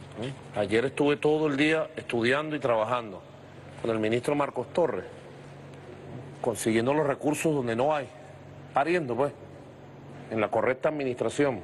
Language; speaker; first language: Spanish; native; Spanish